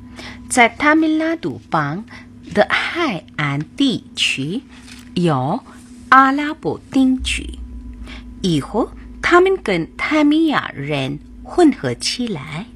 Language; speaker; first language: Chinese; non-native, fluent; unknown